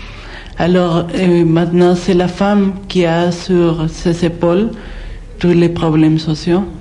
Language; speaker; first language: French; non-native, fluent; Spanish